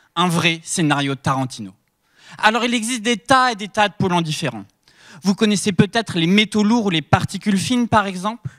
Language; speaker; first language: French; native; French